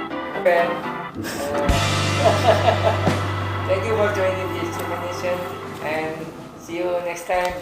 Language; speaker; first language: English; non-native, fluent; Indonesian